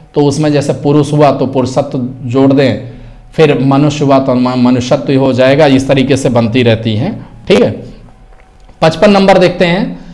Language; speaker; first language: Hindi; native; Hindi